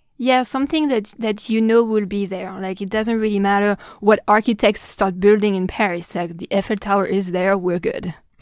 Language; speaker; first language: English; non-native, fluent; French